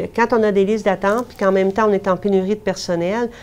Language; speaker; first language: French; native; French